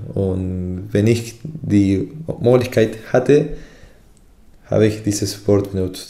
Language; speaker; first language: German; non-native, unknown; Spanish